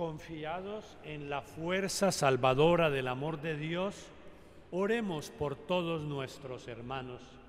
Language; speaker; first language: Spanish; native; Spanish